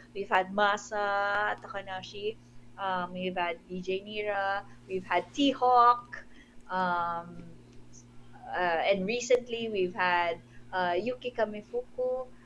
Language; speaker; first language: English; non-native, local second language; Filipino